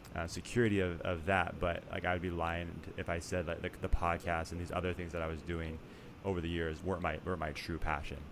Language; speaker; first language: English; native; English